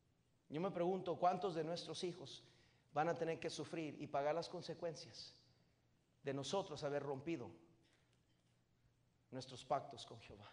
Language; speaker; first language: Spanish; native; Spanish